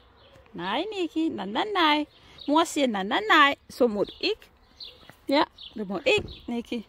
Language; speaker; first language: Danish; non-native, learner; English